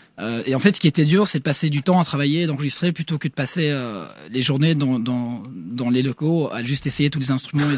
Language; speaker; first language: French; non-native, fluent; Swedish